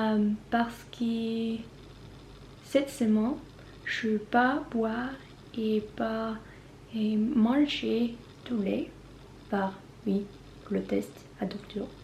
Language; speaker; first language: French; non-native, learner; Norwegian